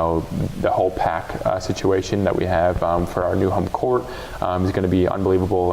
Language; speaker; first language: English; native; English